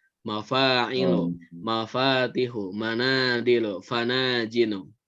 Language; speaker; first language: Arabic; non-native, fluent; Indonesian